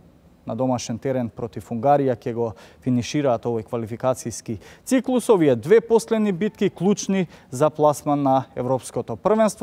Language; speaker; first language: Macedonian; native; Macedonian